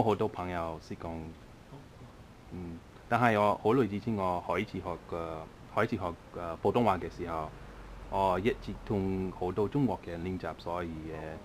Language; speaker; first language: Cantonese; non-native, learner; English